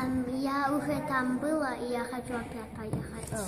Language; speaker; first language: Russian; early bilingual, heritage; Russian